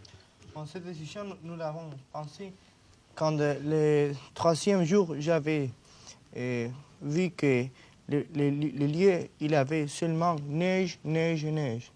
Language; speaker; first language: French; non-native, learner; Spanish